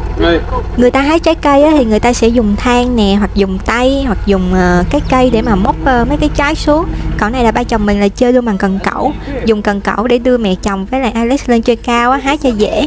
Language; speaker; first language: Vietnamese; native; Vietnamese